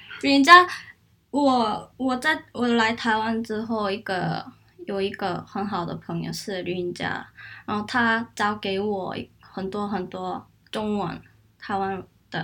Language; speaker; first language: Chinese; non-native, fluent; Korean